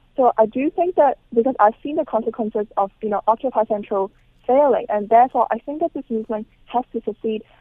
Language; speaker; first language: English; non-native, local second language; Cantonese